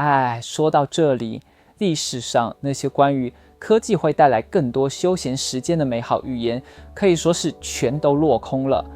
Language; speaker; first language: Chinese; native; Chinese